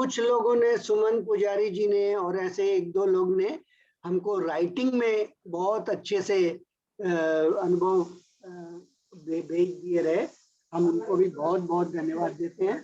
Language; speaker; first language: Hindi; native; Hindi